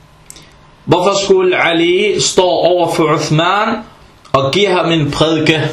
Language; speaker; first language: Danish; early bilingual, other home language; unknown